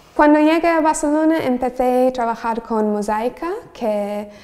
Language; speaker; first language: Spanish; non-native, learner; English